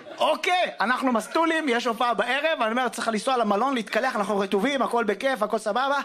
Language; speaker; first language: Hebrew; native; Hebrew